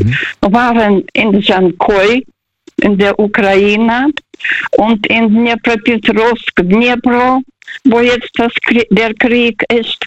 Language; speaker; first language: German; early bilingual, other home language; Russian